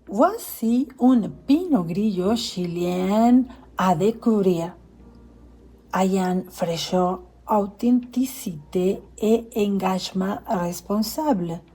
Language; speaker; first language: French; non-native, fluent; Spanish